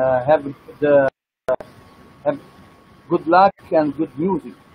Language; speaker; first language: English; non-native, learner; Italian